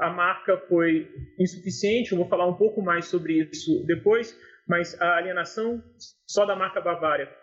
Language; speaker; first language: Portuguese; native; Portuguese